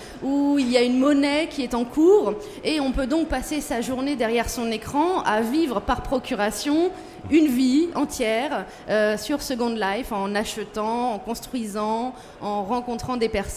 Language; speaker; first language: French; native; French